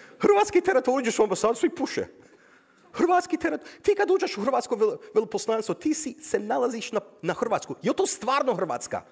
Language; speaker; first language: Croatian; native; Croatian